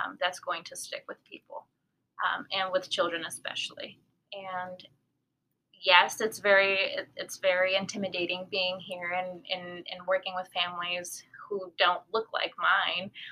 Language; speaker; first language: English; early bilingual, other home language; Spanish